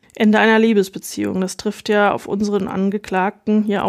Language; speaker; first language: German; native; German